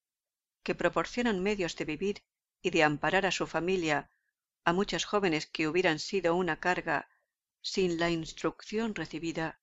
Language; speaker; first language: Spanish; native; Spanish